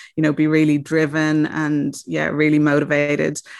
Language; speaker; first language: English; native; English